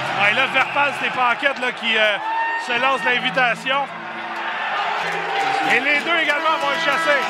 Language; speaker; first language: French; native; French